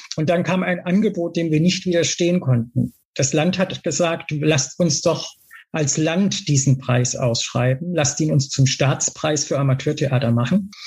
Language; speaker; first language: German; native; German